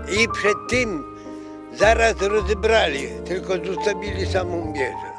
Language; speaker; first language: Polish; non-native, local second language; Ukrainian